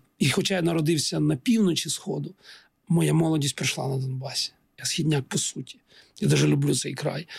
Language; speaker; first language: Ukrainian; non-native, local second language; Russian